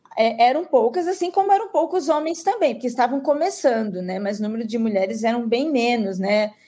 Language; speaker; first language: Portuguese; native; Portuguese